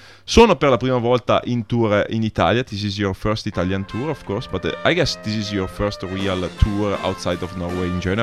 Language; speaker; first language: English; non-native, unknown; Italian